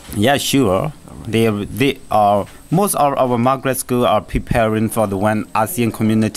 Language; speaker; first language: English; non-native, learner; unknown